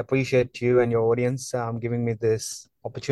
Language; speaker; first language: English; non-native, local second language; Punjabi